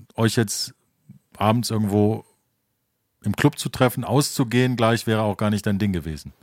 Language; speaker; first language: German; native; German